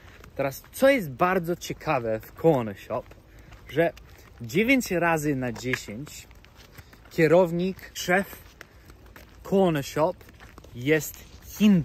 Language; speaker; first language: Polish; early bilingual, heritage; Polish